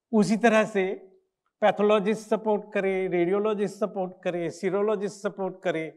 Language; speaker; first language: Hindi; non-native, local second language; Gujarati